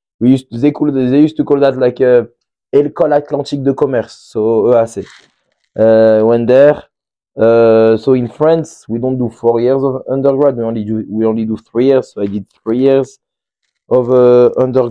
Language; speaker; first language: English; non-native, fluent; French